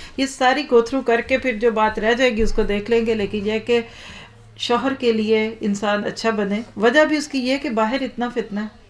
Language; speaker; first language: Urdu; native; Urdu